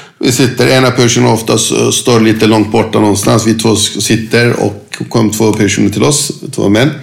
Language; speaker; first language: Swedish; non-native, fluent; Turkish